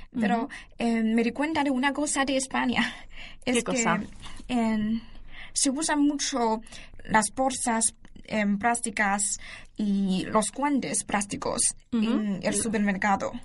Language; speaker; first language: Spanish; non-native, learner; Chinese